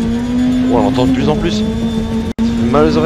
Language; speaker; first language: French; native; French